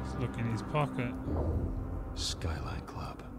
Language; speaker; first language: English; native; English